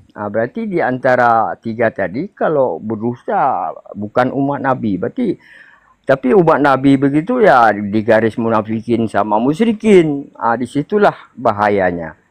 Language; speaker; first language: Indonesian; non-native, local second language; Achinese